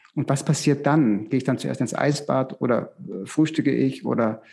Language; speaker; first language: German; native; German